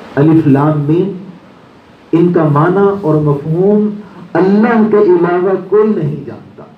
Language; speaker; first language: Urdu; non-native, local second language; Punjabi